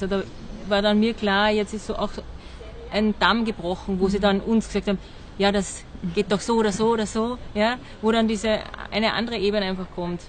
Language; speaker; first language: German; native; German